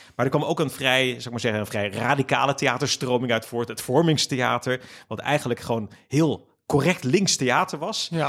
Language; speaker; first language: Dutch; native; Dutch